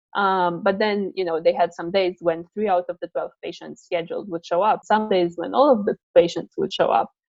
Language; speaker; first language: English; non-native, fluent; Romanian